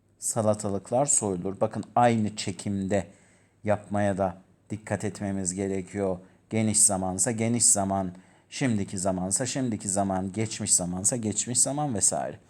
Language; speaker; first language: Turkish; native; Turkish